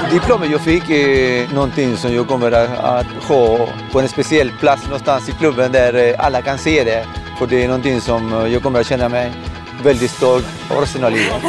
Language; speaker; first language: Swedish; non-native, fluent; Spanish